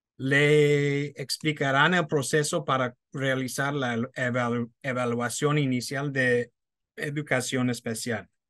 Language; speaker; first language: Spanish; non-native, fluent; English